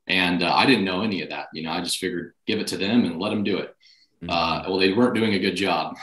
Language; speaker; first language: English; native; English